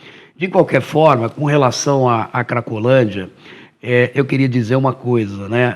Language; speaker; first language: Portuguese; native; Portuguese